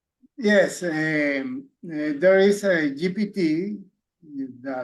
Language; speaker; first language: English; non-native, learner; Spanish